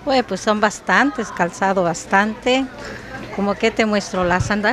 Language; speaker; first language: Spanish; native; Spanish